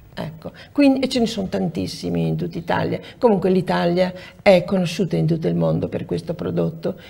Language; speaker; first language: Italian; native; Italian